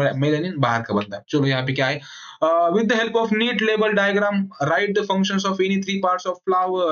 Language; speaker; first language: Hindi; non-native, local second language; Marathi